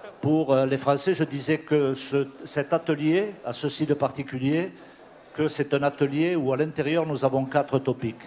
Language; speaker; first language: French; native; French